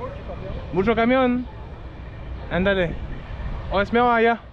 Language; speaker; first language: Spanish; non-native, learner; French